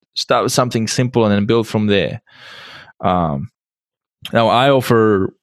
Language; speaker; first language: English; non-native, fluent; Czech